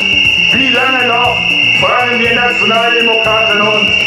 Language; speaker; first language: German; native; German